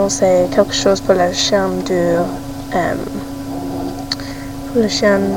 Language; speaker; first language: French; non-native, learner; English